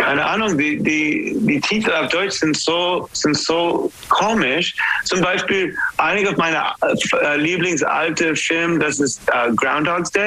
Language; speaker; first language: German; non-native, learner; English